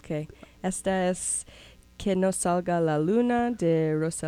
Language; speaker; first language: Spanish; non-native, learner; English